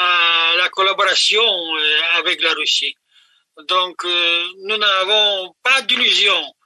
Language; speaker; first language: French; non-native, fluent; Polish